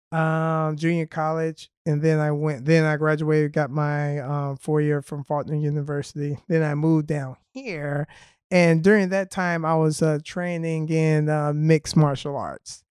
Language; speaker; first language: English; native; English